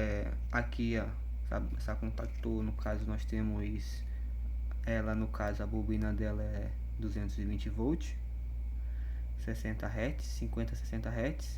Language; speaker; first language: Portuguese; native; Portuguese